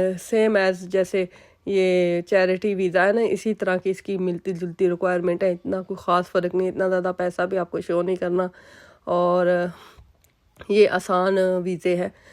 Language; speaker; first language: Urdu; native; Urdu